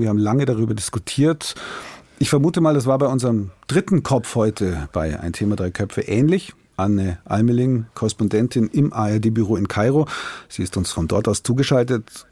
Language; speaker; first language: German; native; German